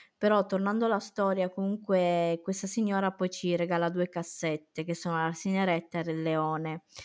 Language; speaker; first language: Italian; early bilingual, other home language; Romany